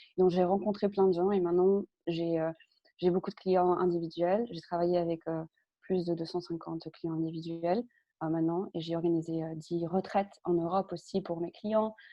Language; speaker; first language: French; early bilingual, other home language; Spanish